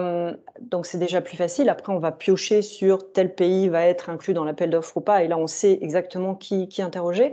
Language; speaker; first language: French; native; French